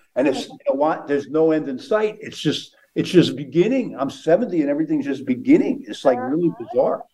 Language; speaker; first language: English; native; English